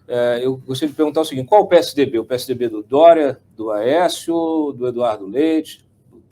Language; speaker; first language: Portuguese; native; Portuguese